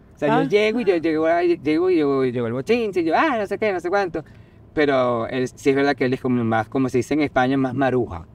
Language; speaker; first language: Spanish; native; Spanish